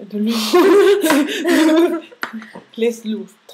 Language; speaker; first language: French; non-native, fluent; Spanish